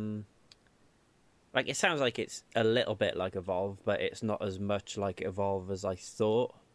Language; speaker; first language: English; native; English